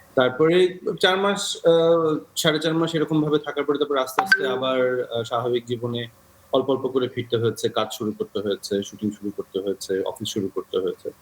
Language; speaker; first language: Bangla; native; Bangla